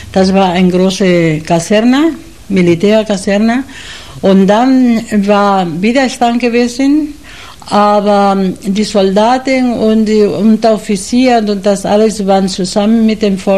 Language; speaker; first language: German; non-native, fluent; Spanish